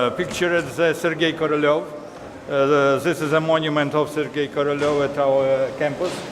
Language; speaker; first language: English; non-native, learner; Ukrainian